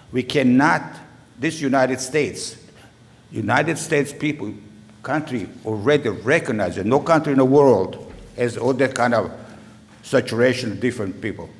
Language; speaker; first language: English; non-native, learner; Serbian